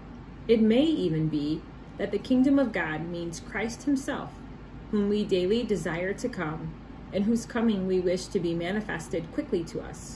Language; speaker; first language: English; native; English